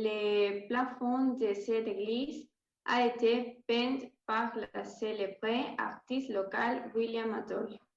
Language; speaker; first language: French; non-native, learner; Spanish